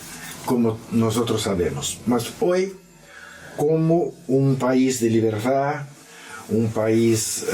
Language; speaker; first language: Spanish; non-native, learner; Portuguese